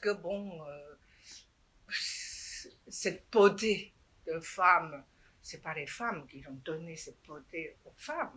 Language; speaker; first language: French; non-native, fluent; Chinese